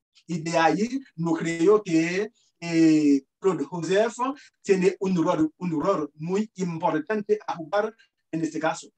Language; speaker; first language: Spanish; non-native, fluent; Haitian Creole